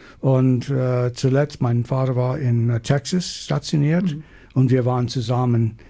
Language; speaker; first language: German; non-native, fluent; English